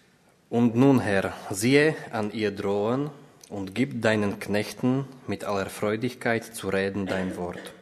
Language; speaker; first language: German; non-native, fluent; Slovak